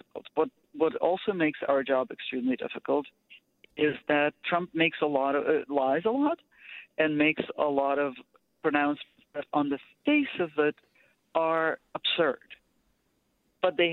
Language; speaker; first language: English; non-native, fluent; Russian